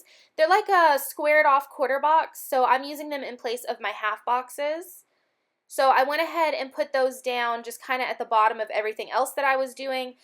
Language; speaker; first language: English; native; English